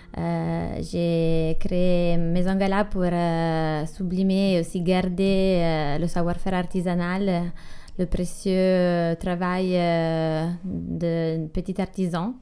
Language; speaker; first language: French; non-native, fluent; Italian